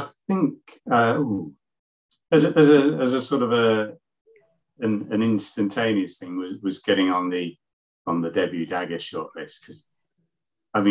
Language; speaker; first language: English; native; English